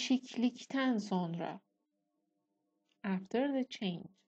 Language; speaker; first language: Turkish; non-native, fluent; Persian